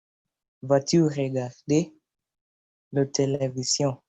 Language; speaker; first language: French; non-native, learner; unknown